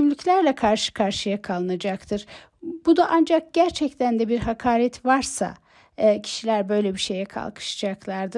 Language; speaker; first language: Turkish; native; Turkish